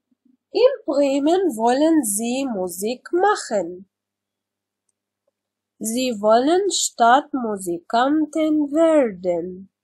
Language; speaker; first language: German; non-native, learner; Arabic